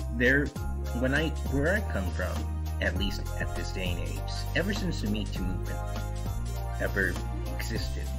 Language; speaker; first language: English; native; English